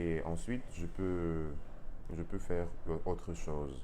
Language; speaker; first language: French; non-native, learner; Russian